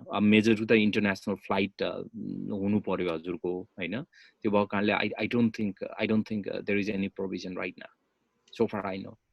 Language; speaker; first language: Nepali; native; Nepali